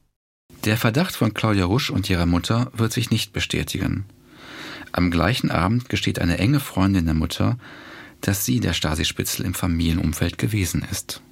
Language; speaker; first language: German; native; German